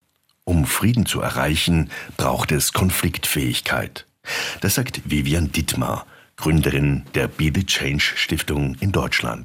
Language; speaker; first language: German; native; German